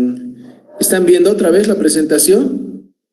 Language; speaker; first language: Spanish; native; Spanish